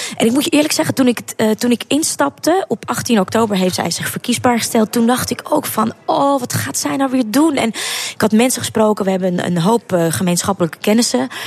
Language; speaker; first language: Dutch; early bilingual, other home language; Russian